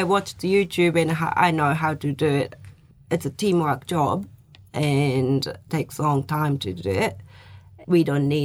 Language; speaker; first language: English; non-native, fluent; Japanese